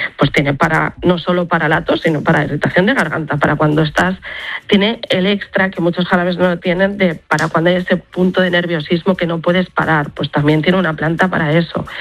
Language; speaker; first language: Spanish; native; Spanish